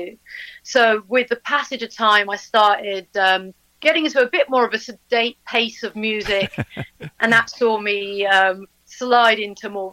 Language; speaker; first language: English; native; English